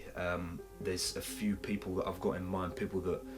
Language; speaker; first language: English; native; English